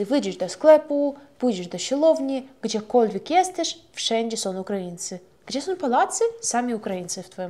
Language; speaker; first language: Polish; non-native, fluent; Ukrainian